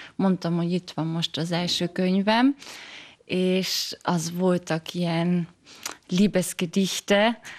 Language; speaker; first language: Hungarian; early bilingual, heritage; German